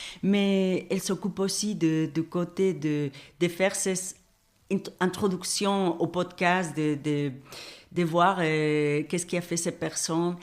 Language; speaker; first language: French; non-native, fluent; Spanish